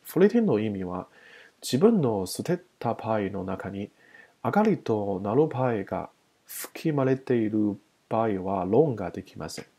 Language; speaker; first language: Japanese; non-native, learner; Chinese